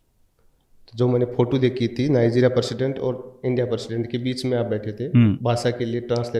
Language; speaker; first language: Hindi; native; Hindi